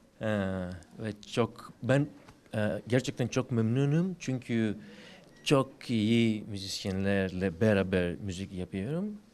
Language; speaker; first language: Turkish; non-native, learner; Greek